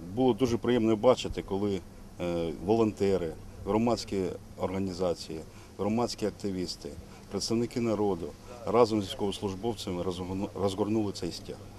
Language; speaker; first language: Ukrainian; native; Ukrainian